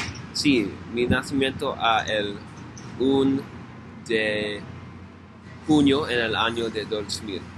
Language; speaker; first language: Spanish; non-native, learner; English